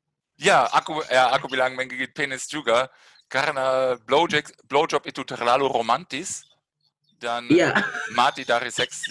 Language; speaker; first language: Indonesian; non-native, fluent; German